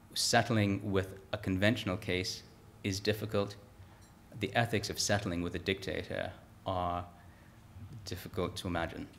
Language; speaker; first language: English; native; English